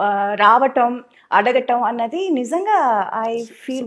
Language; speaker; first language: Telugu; non-native, local second language; Tamil